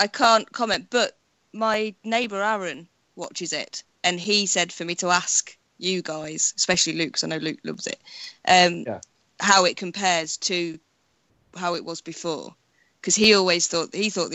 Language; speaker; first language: English; native; English